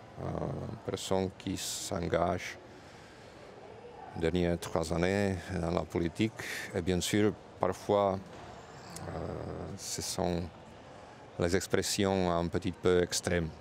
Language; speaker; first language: French; non-native, fluent; Czech